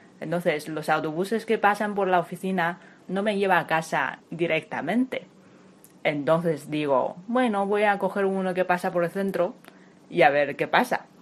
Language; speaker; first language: Spanish; non-native, fluent; Chinese